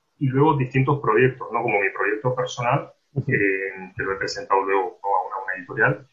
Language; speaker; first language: Spanish; native; Spanish